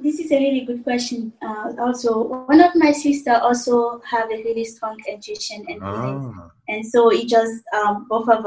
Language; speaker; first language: English; non-native, fluent; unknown